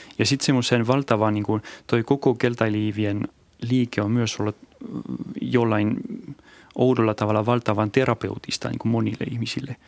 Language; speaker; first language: Finnish; non-native, fluent; French